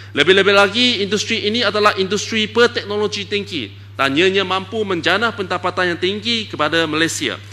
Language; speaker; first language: Malay; non-native, local second language; Chinese